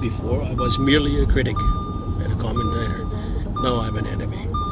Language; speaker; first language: English; non-native, fluent; German